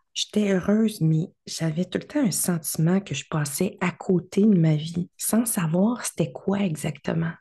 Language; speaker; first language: French; native; French